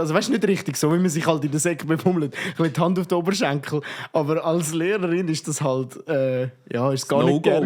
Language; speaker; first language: German; native; German